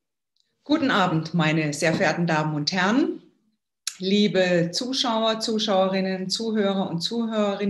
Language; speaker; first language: German; native; German